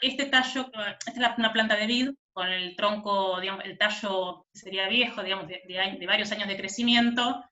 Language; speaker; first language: Spanish; native; Spanish